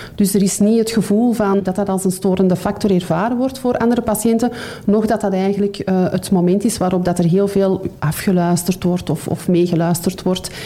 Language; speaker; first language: Dutch; native; Dutch